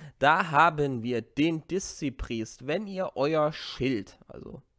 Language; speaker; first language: German; native; German